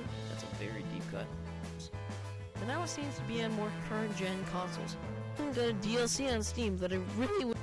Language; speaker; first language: English; native; English